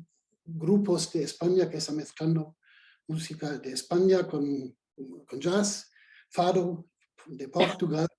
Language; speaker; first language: Spanish; non-native, fluent; German